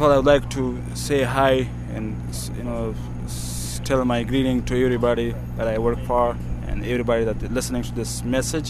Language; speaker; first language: English; non-native, fluent; Persian